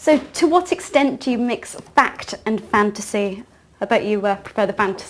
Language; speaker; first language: English; native; English